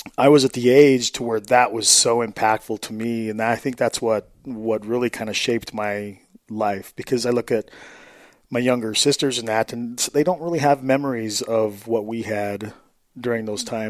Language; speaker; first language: English; native; English